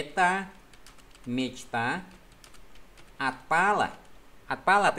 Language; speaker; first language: Russian; non-native, fluent; Vietnamese